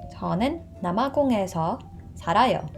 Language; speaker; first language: Korean; non-native, fluent; English